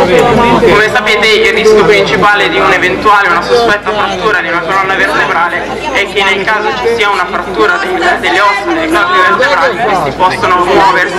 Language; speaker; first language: Italian; native; Italian